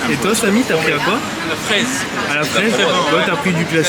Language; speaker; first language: French; native; French